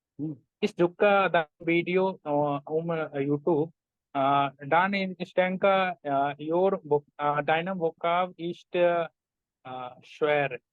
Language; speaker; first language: German; non-native, learner; Hindi